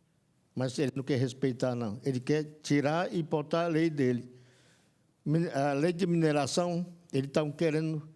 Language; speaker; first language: Portuguese; non-native, local second language; Yanomámi